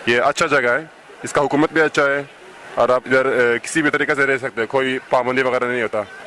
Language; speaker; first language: Hindi; non-native, local second language; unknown